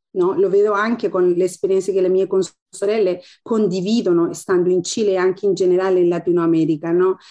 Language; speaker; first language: Italian; non-native, fluent; Spanish